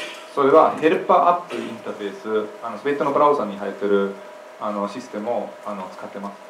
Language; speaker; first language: Japanese; non-native, fluent; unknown